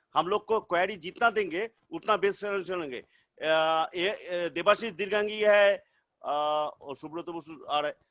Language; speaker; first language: Hindi; non-native, local second language; Bangla